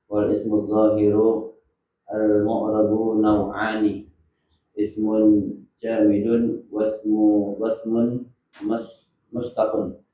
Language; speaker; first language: Arabic; non-native, learner; Indonesian